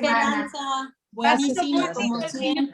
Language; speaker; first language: Spanish; native; Spanish